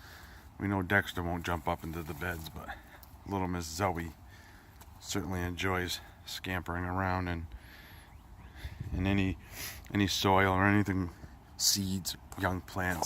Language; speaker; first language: English; native; English